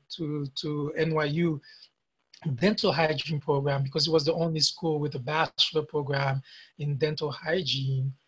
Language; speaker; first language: English; non-native, fluent; Haitian Creole